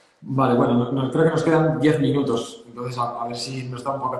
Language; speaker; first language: Spanish; native; Spanish